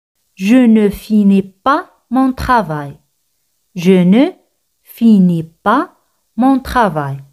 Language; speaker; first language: French; non-native, fluent; Spanish